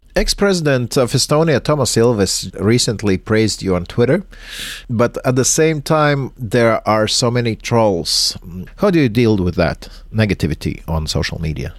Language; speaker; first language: English; non-native, fluent; Latvian